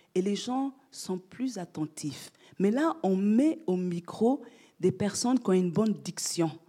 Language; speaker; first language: French; native; French